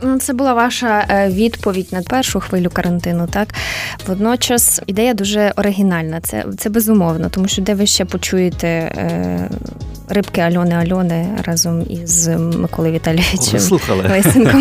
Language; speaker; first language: Ukrainian; native; Ukrainian